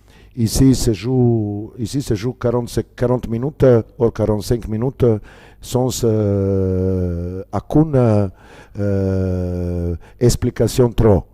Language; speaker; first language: French; non-native, learner; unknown